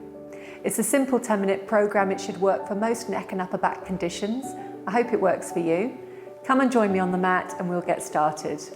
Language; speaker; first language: English; native; English